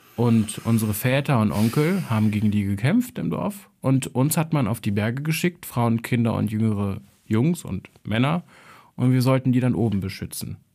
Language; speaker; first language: German; early bilingual, other home language; Albanian